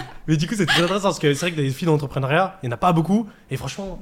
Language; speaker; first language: French; native; French